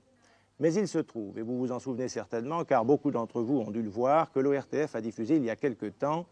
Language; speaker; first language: French; native; French